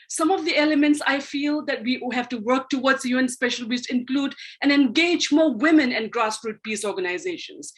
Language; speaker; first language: English; non-native, local second language; Manipuri